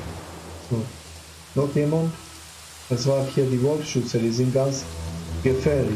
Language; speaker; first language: German; non-native, fluent; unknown